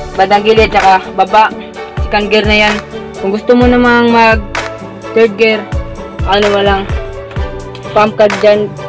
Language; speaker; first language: Filipino; non-native, local second language; Cebuano